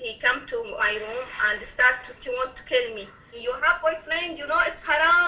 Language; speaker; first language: English; non-native, learner; Arabic